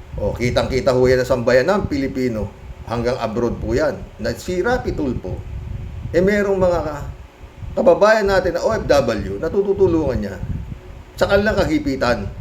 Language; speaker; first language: Filipino; native; Filipino